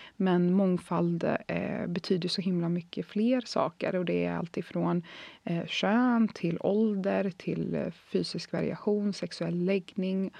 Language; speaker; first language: Swedish; early bilingual, other home language; Arabic